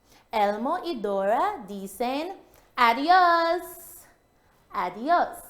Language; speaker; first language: Spanish; non-native, fluent; English